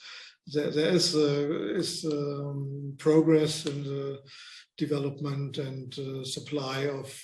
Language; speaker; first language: English; non-native, fluent; German